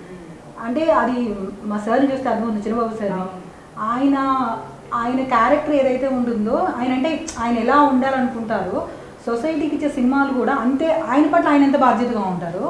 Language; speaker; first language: Telugu; native; Telugu